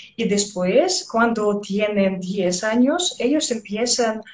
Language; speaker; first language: Spanish; non-native, learner; Russian